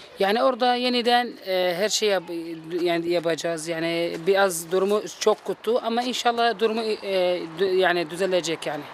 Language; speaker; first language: Turkish; non-native, learner; Arabic